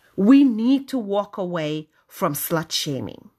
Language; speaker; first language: English; non-native, local second language; Wolof